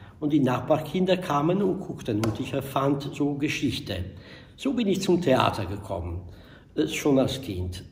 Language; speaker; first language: German; non-native, fluent; Italian